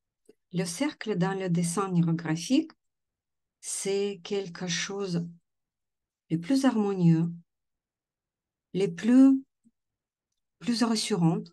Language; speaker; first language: French; non-native, fluent; Russian